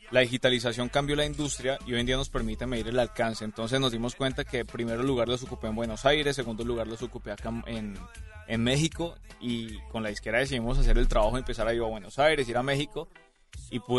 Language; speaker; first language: Spanish; native; Spanish